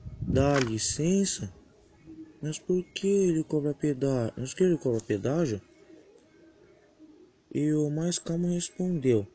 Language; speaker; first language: Portuguese; native; Portuguese